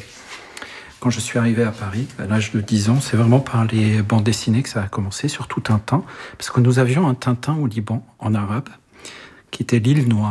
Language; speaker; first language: French; early bilingual, other home language; Arabic